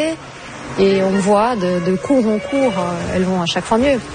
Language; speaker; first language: French; non-native, fluent; Portuguese